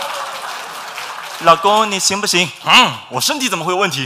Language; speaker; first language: Chinese; native; Chinese